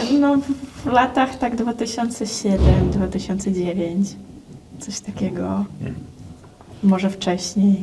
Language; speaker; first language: Polish; non-native, fluent; Russian